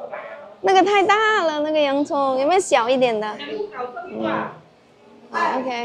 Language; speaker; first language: Chinese; non-native, fluent; Indonesian